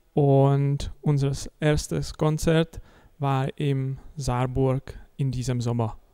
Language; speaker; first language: German; non-native, fluent; Czech